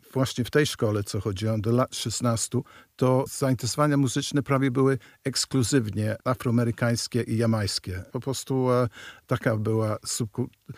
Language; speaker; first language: Polish; early bilingual, heritage; Polish